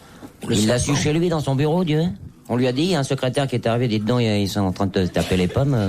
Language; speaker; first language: French; native; French